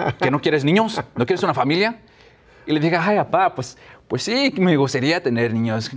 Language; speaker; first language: Spanish; early bilingual, heritage; Spanish